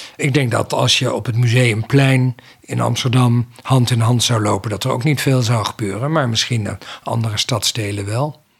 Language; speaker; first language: Dutch; native; Dutch